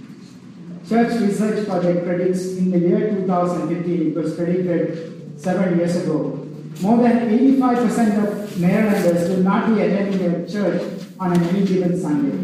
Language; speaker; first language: English; non-native, local second language; Sinhala